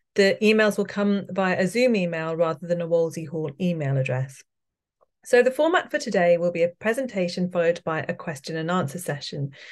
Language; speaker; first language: English; native; English